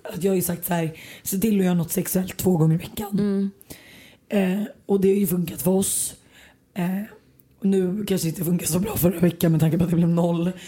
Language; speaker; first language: Swedish; native; Swedish